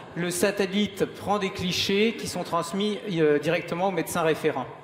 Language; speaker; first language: French; native; French